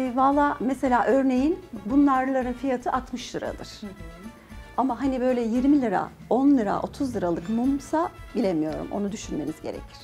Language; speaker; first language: Turkish; native; Turkish